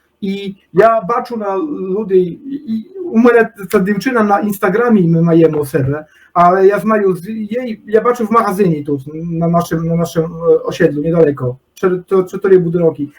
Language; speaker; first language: Polish; non-native, learner; Ukrainian